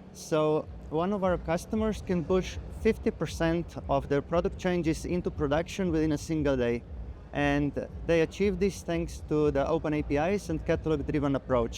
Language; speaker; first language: English; non-native, fluent; Slovenian